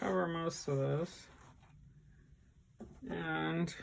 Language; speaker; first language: English; native; English